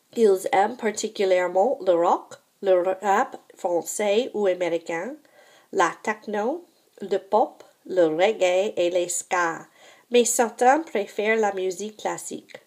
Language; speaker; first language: French; non-native, fluent; English